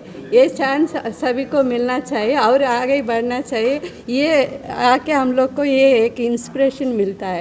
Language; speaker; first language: Hindi; non-native, local second language; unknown